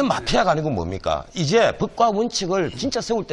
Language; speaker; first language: Korean; native; Korean